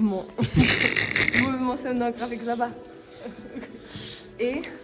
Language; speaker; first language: French; non-native, learner; Portuguese